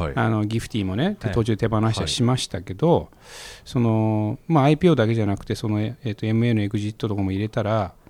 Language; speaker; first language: Japanese; native; Japanese